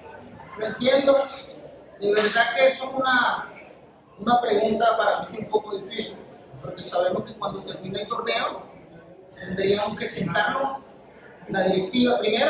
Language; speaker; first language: Spanish; native; Spanish